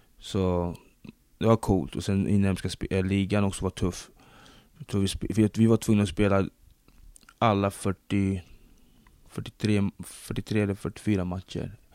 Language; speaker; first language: Swedish; early bilingual, other home language; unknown